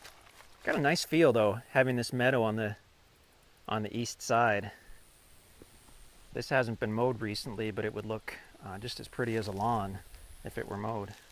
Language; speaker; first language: English; native; English